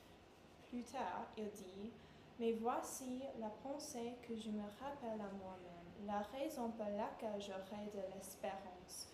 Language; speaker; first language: French; non-native, fluent; English